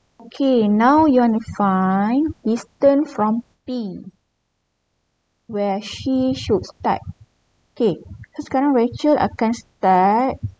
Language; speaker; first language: English; non-native, local second language; Malay